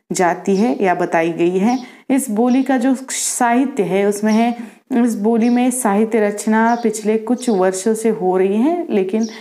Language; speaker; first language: Hindi; non-native, local second language; Marathi